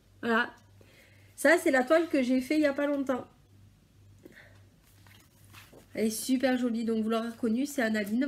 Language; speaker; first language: French; native; French